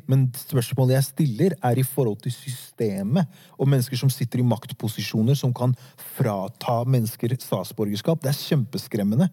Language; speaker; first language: Norwegian; early bilingual, other home language; Arabic